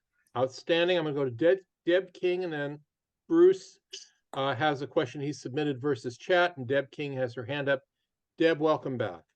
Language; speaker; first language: English; native; English